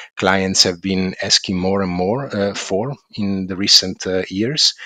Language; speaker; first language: English; non-native, fluent; Italian